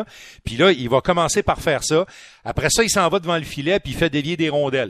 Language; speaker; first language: French; native; French